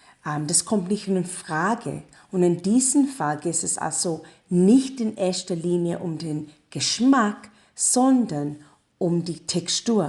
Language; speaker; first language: German; non-native, learner; English